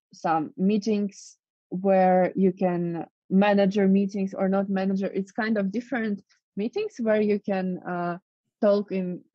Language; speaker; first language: English; non-native, fluent; Russian